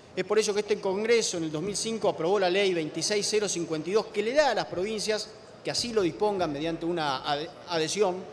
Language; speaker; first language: Spanish; native; Spanish